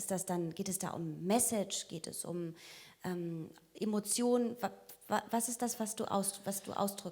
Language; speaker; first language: German; native; German